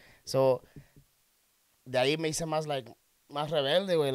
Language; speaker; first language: Spanish; early bilingual, heritage; Spanish